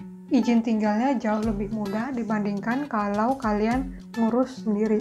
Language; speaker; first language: Indonesian; native; Indonesian